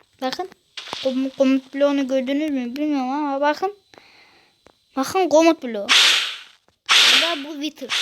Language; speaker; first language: Turkish; native; Turkish